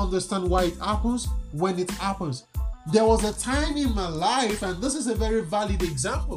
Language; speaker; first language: English; non-native, local second language; Yoruba